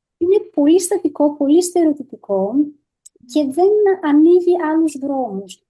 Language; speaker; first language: Greek; early bilingual, heritage; Greek